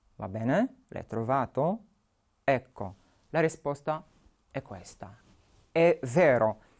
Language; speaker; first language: Italian; non-native, fluent; Arabic